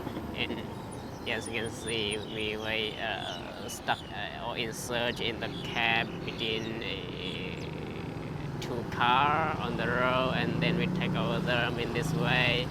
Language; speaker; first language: English; non-native, fluent; Chinese